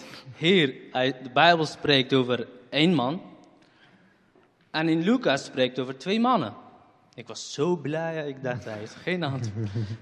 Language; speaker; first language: Dutch; non-native, fluent; Kurdish